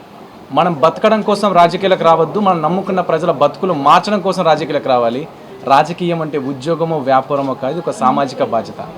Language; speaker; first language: Telugu; native; Telugu